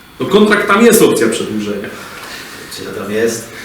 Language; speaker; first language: Polish; non-native, learner; Czech